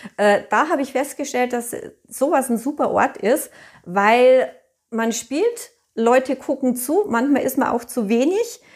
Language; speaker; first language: German; native; German